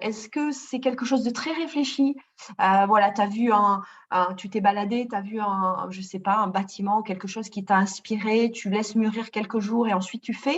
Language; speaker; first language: French; native; French